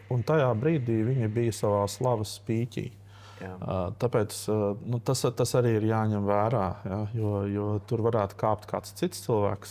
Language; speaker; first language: Latvian; native; Latvian